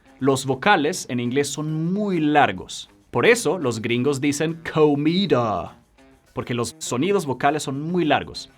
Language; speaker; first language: Spanish; non-native, fluent; English